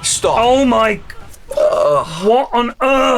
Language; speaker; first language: English; native; English